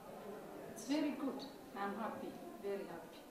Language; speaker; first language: English; non-native, learner; Amharic